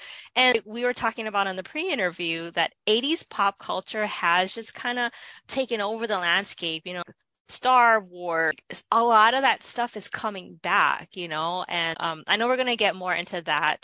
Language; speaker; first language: English; native; English